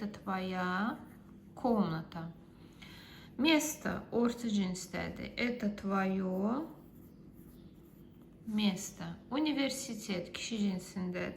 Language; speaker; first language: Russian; non-native, fluent; Azerbaijani